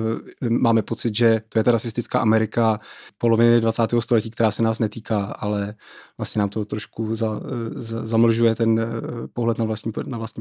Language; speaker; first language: Czech; native; Czech